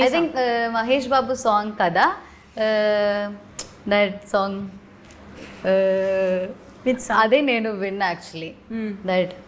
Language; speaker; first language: Telugu; non-native, learner; Malayalam